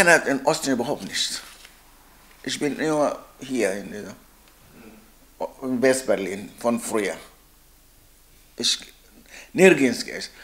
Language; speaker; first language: German; non-native, learner; Arabic